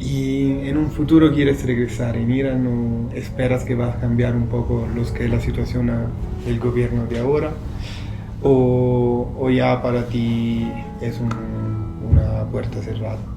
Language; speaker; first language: Spanish; non-native, fluent; Italian